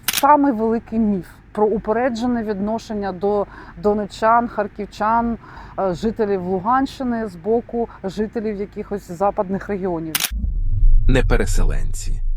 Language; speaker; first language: Ukrainian; non-native, local second language; Russian